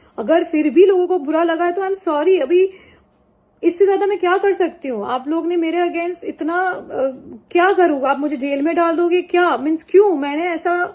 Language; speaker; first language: Hindi; non-native, local second language; Gujarati